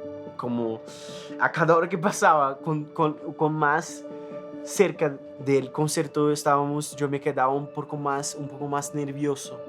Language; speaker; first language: Spanish; non-native, fluent; Portuguese